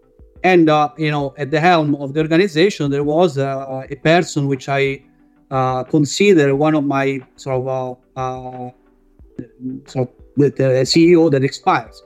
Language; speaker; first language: English; non-native, fluent; Italian